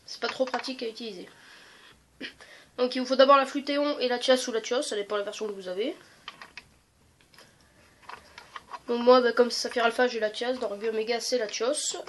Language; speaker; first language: French; native; French